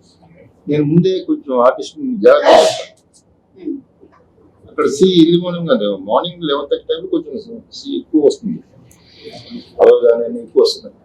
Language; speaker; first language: Telugu; native; Telugu